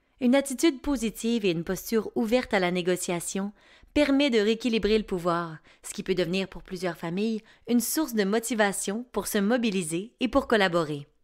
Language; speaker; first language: French; native; French